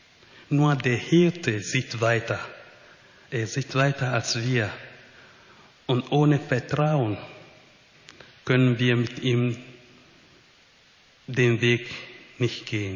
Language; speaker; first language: German; non-native, fluent; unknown